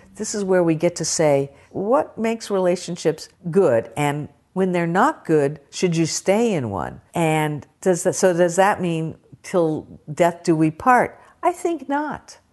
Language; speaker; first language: English; native; English